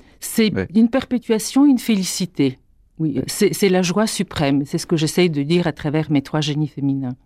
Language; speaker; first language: French; non-native, fluent; Bulgarian